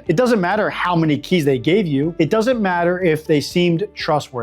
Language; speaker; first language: English; native; English